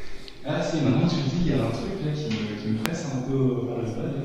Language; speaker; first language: French; native; French